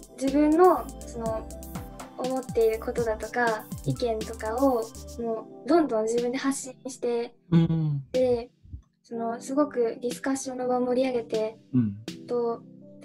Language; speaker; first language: Japanese; native; Japanese